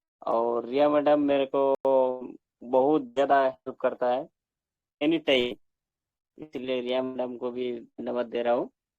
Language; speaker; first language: Hindi; non-native, local second language; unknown